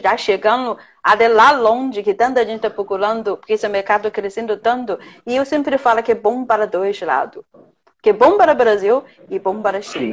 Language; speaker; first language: Portuguese; non-native, fluent; Chinese